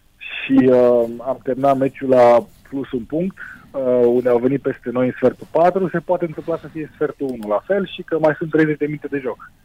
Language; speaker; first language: Romanian; early bilingual, heritage; Romanian